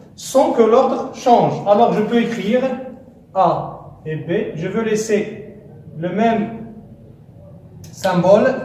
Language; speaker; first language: French; non-native, local second language; Arabic